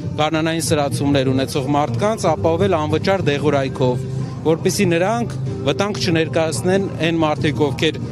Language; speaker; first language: Armenian; native; Armenian